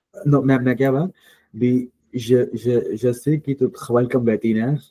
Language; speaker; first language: French; non-native, fluent; Punjabi